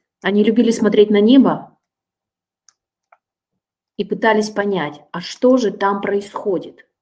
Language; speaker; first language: Russian; native; Russian